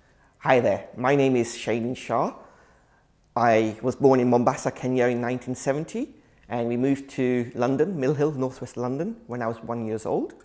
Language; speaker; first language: English; early bilingual, other home language; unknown